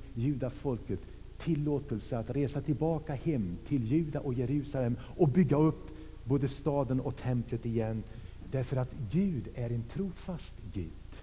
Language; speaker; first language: Swedish; native; Swedish